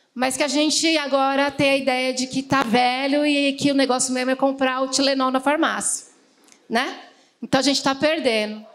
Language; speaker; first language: Portuguese; native; Portuguese